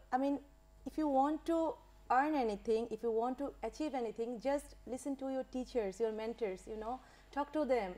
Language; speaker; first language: English; non-native, local second language; Bangla